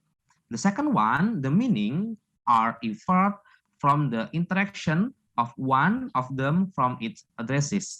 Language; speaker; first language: English; non-native, learner; Indonesian